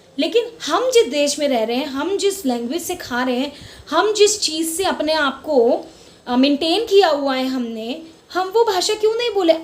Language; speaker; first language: Hindi; non-native, local second language; Marwari